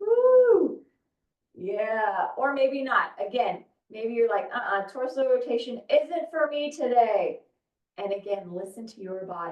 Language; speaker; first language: English; native; English